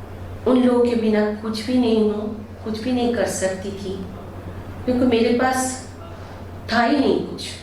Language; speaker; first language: Hindi; non-native, local second language; Bangla